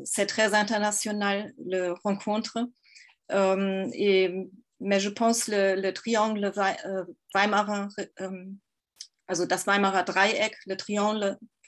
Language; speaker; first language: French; non-native, fluent; German